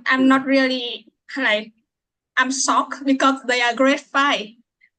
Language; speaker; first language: English; non-native, learner; Vietnamese